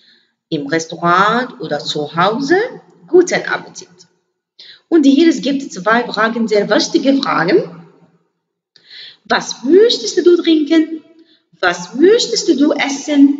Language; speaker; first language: German; non-native, learner; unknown